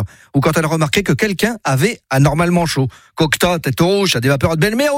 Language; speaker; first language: French; native; French